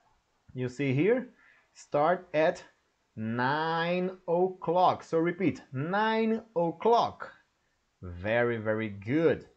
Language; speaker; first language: English; non-native, learner; Portuguese